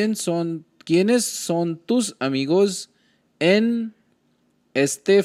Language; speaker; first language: Spanish; non-native, learner; Hindi